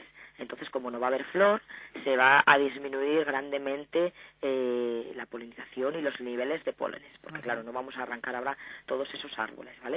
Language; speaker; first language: Spanish; native; Spanish